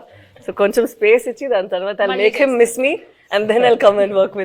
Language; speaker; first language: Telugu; non-native, fluent; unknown